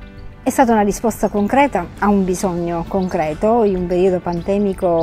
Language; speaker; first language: Italian; native; Italian